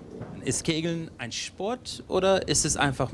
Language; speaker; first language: German; non-native, learner; English